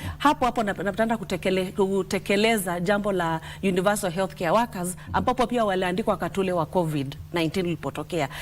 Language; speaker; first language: Swahili; native; Swahili